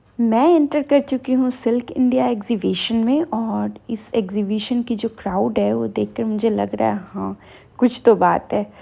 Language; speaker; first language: Hindi; native; Hindi